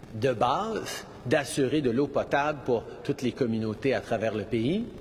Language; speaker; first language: French; early bilingual, heritage; French